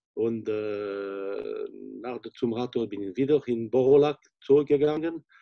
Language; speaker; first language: German; non-native, fluent; French